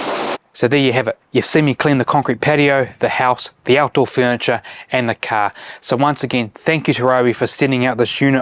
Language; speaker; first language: English; native; English